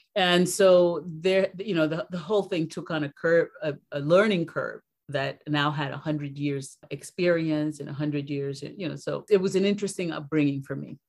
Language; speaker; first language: English; early bilingual, other home language; Spanish